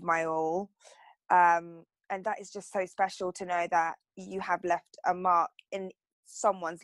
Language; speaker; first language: English; native; English